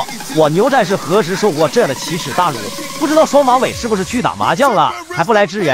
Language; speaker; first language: Chinese; native; Chinese